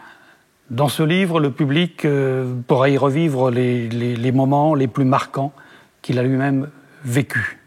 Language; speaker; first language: French; native; French